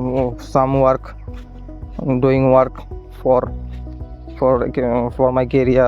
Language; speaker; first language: English; non-native, learner; Hindi